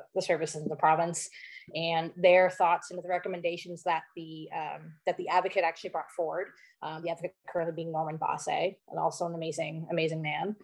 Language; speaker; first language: English; native; English